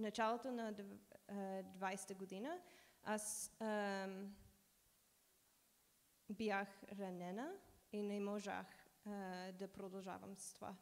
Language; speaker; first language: Bulgarian; non-native, learner; English